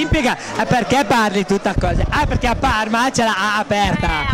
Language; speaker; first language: Italian; native; Italian